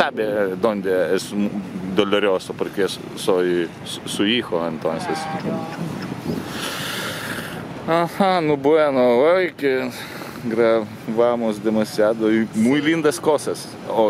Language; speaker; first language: Spanish; non-native, learner; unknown